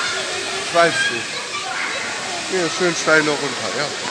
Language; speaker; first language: German; native; German